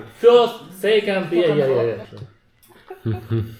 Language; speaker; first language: English; non-native, learner; Russian